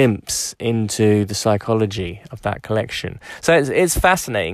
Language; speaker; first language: English; native; English